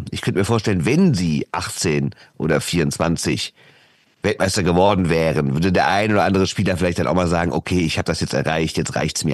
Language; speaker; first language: German; native; German